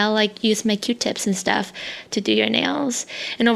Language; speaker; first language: English; early bilingual, other home language; Hmong